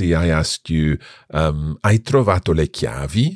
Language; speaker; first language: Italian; non-native, fluent; English